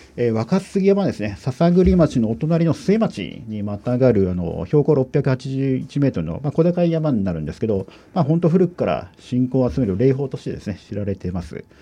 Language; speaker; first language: Japanese; native; Japanese